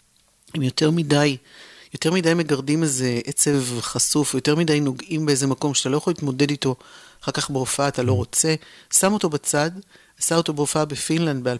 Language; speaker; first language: Hebrew; native; Hebrew